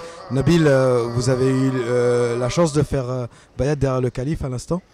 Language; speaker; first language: French; native; French